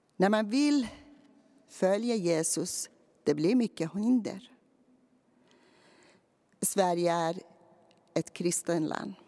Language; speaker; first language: Swedish; non-native, fluent; Persian